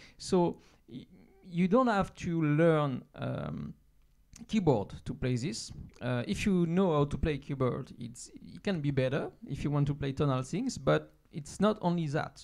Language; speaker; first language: English; non-native, fluent; French